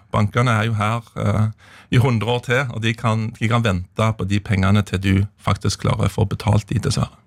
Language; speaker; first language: Norwegian; native; Norwegian